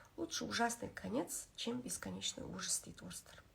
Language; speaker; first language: Russian; non-native, local second language; Kazakh